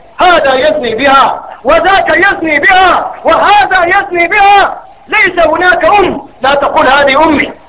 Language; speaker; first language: Arabic; native; Arabic